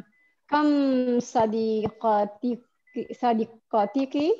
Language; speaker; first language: Arabic; non-native, learner; Malay